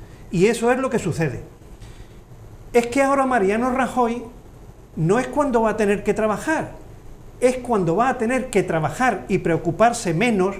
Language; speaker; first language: Spanish; native; Spanish